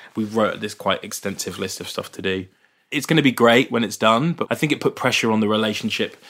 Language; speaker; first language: English; native; English